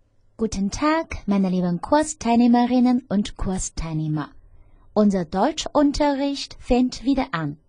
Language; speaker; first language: German; non-native, fluent; Chinese